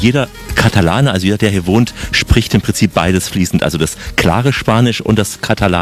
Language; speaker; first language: German; native; German